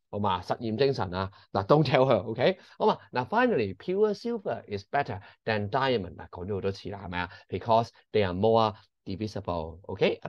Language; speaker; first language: English; non-native, local second language; Cantonese